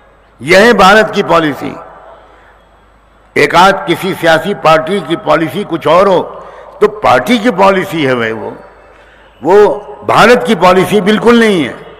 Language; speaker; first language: Urdu; native; Urdu